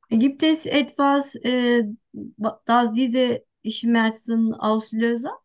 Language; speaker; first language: German; non-native, learner; Turkish